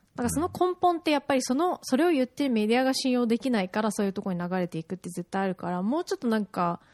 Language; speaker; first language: Japanese; early bilingual, heritage; Japanese